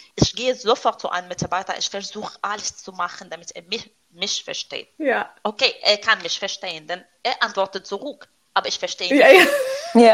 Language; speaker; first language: German; non-native, fluent; Arabic